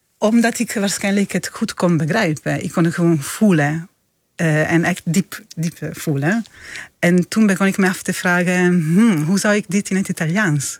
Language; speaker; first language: Dutch; non-native, fluent; Italian